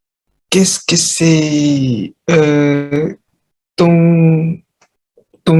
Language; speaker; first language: French; non-native, learner; Vietnamese